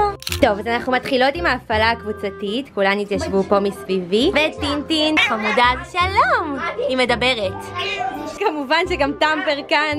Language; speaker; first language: Hebrew; native; Hebrew